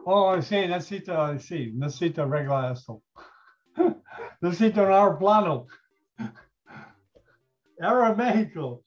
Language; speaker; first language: Spanish; non-native, learner; English